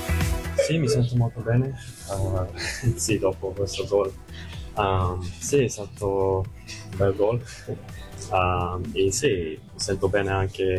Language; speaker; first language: Italian; non-native, fluent; English